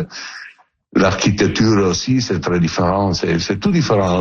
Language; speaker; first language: French; non-native, learner; Italian